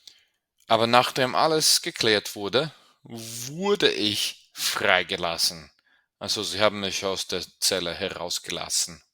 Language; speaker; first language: German; non-native, fluent; English